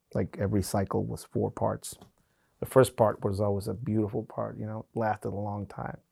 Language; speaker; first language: English; non-native, fluent; Spanish